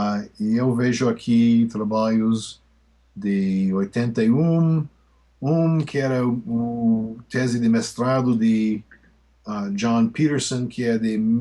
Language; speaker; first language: Portuguese; non-native, fluent; English